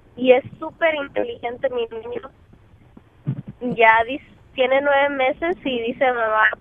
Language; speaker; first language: Spanish; native; Spanish